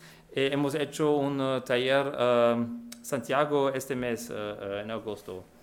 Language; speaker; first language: Spanish; non-native, fluent; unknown